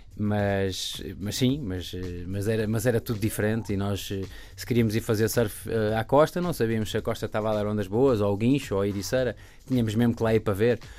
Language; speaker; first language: Portuguese; native; Portuguese